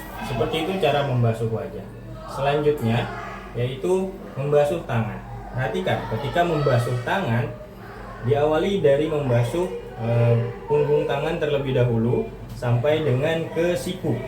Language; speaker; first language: Indonesian; native; Indonesian